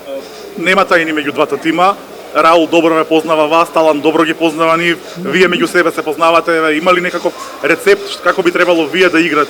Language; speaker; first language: Macedonian; native; Macedonian